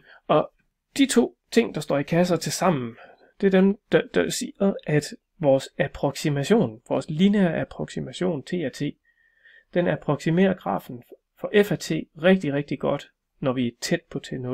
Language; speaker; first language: Danish; native; Danish